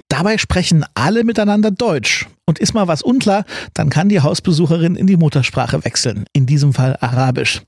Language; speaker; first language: German; native; German